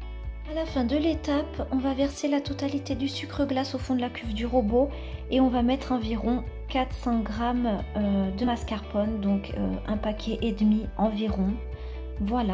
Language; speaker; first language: French; native; French